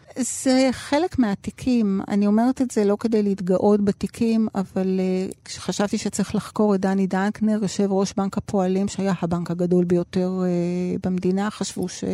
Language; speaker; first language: Hebrew; early bilingual, other home language; Spanish